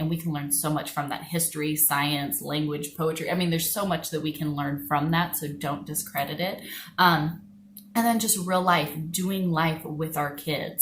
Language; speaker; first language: English; native; English